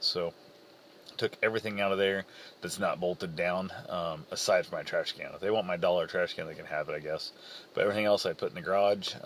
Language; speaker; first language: English; native; English